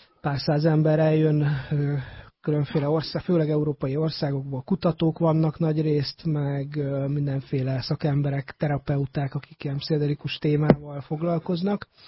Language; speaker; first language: Hungarian; native; Hungarian